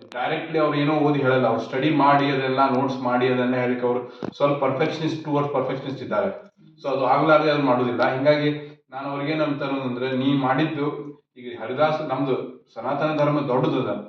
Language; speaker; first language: Kannada; native; Kannada